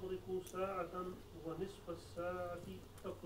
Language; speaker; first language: Arabic; non-native, learner; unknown